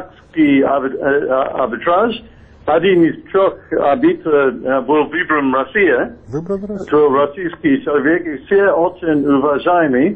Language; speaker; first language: Russian; non-native, fluent; English